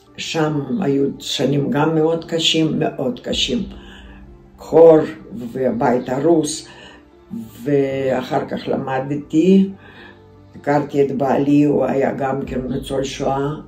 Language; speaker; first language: Hebrew; non-native, fluent; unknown